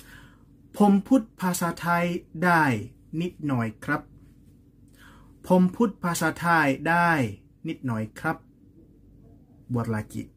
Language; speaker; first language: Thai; non-native, learner; Indonesian